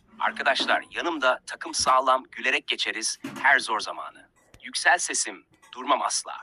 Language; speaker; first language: Turkish; native; Turkish